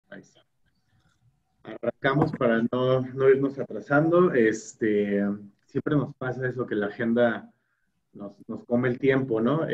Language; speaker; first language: Spanish; native; Spanish